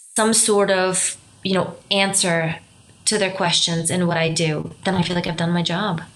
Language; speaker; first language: English; non-native, fluent; Romanian